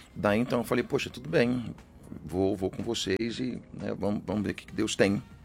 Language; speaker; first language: Portuguese; early bilingual, other home language; English